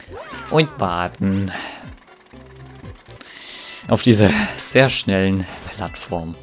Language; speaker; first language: German; native; German